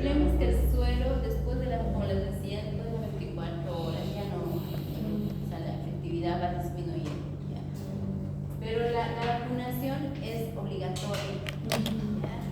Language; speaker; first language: Spanish; native; Spanish